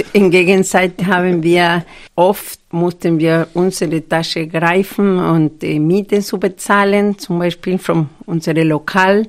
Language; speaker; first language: German; non-native, fluent; Spanish